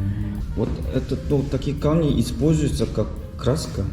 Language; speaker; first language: Russian; non-native, fluent; Korean